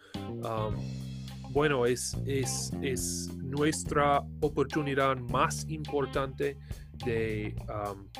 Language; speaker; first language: Spanish; non-native, learner; English